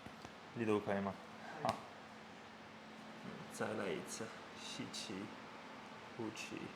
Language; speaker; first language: Chinese; non-native, learner; English